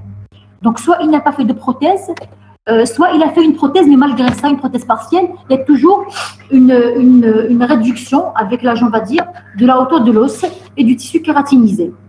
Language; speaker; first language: French; non-native, local second language; Arabic